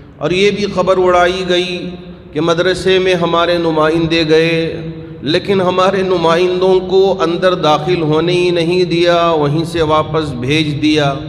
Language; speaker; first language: Urdu; native; Urdu